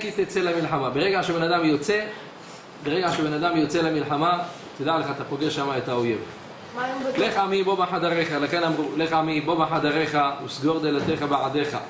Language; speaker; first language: Hebrew; native; Hebrew